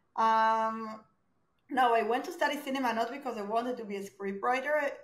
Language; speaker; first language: English; non-native, fluent; Hebrew